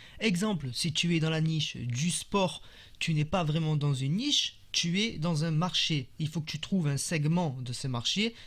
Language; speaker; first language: French; native; French